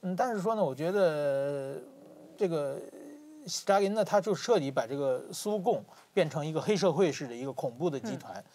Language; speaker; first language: Chinese; native; Chinese